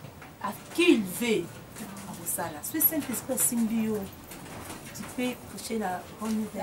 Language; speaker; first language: French; non-native, local second language; Lingala